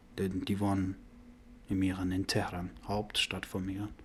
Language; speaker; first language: German; non-native, learner; Persian